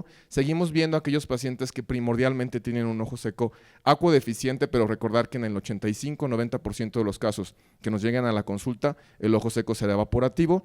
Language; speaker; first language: Spanish; native; Spanish